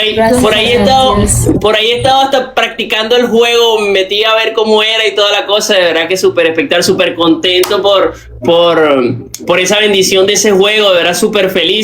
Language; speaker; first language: Spanish; native; Spanish